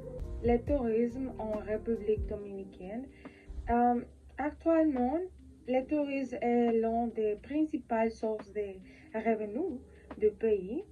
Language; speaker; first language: French; non-native, learner; Spanish